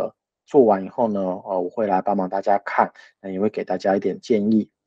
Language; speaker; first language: Chinese; native; Chinese